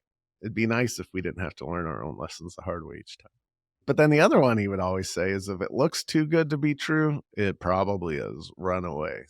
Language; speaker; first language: English; native; English